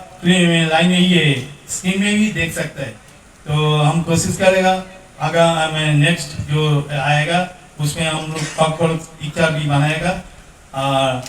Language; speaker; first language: Hindi; non-native, local second language; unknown